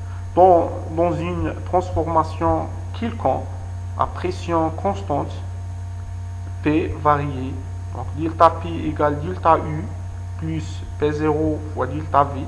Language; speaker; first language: French; non-native, local second language; Arabic